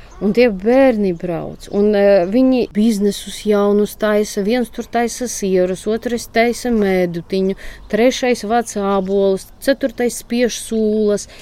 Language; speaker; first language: Latvian; non-native, local second language; Russian